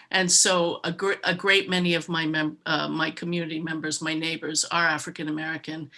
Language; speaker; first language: English; native; English